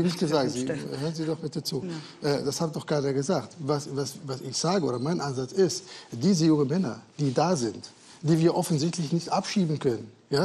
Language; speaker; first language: German; native; German